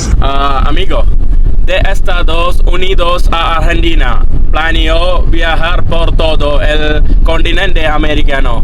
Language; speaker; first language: Spanish; non-native, learner; Malayalam